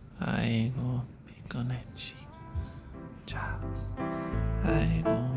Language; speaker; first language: Korean; non-native, learner; English